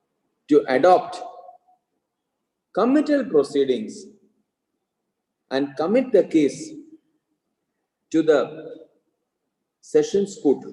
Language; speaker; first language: English; non-native, local second language; Malayalam